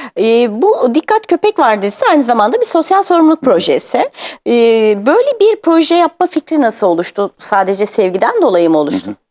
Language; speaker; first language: Turkish; native; Turkish